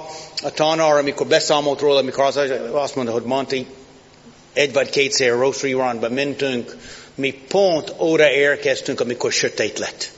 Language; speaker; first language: Hungarian; non-native, fluent; English